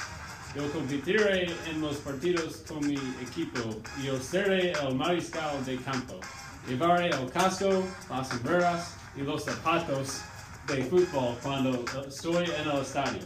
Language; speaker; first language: Spanish; non-native, learner; English